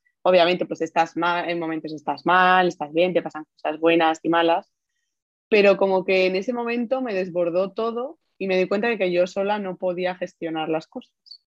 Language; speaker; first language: Spanish; native; Spanish